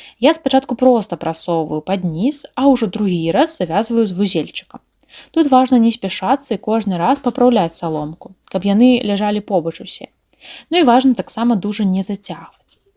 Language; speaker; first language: Belarusian; native; Belarusian